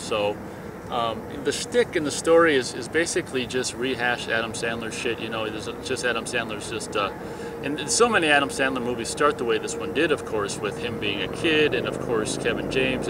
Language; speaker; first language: English; native; English